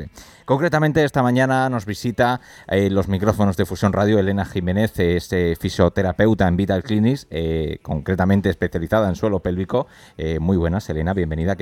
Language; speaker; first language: Spanish; native; Spanish